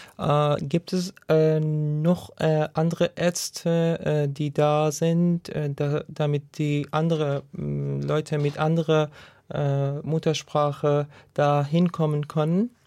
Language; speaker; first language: German; non-native, learner; Persian